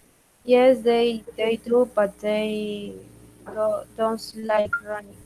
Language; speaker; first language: English; non-native, learner; Spanish